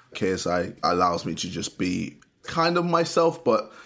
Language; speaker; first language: English; native; English